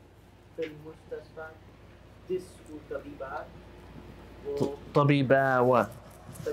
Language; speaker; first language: Arabic; non-native, learner; English